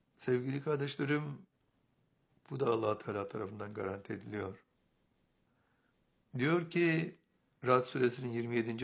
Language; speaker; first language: Turkish; native; Turkish